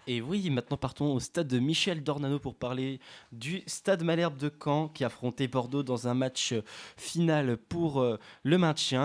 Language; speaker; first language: French; native; French